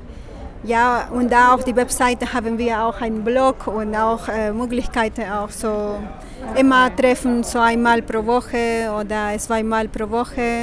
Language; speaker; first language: German; non-native, fluent; Spanish